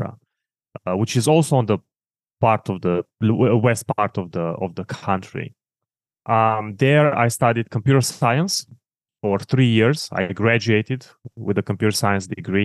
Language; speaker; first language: English; non-native, fluent; Romanian